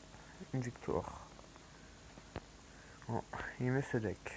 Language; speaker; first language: French; native; French